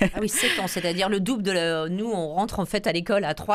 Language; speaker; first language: French; native; French